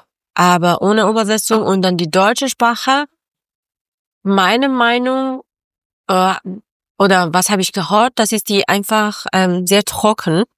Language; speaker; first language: German; non-native, fluent; Persian